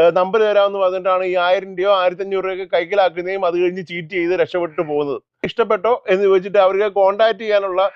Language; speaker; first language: Malayalam; native; Malayalam